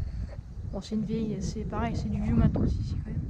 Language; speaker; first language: French; native; French